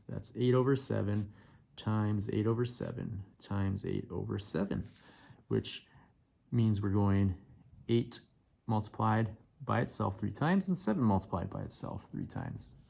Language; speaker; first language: English; native; English